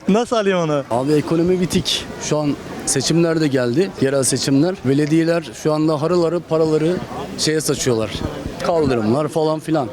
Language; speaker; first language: Turkish; native; Turkish